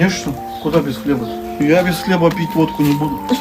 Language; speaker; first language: Russian; native; Russian